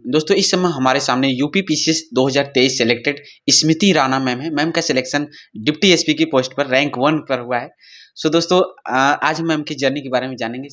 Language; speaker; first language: Hindi; native; Hindi